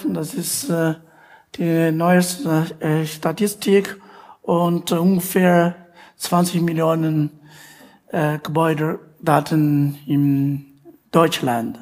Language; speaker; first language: German; non-native, learner; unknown